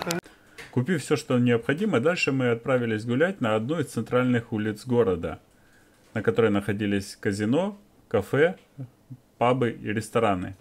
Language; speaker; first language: Russian; native; Russian